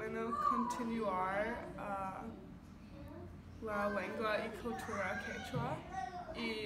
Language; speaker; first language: Spanish; non-native, learner; English